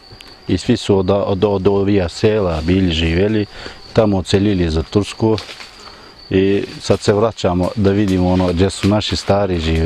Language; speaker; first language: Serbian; early bilingual, heritage; Serbian